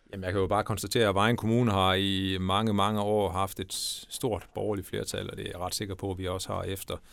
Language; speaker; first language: Danish; native; Danish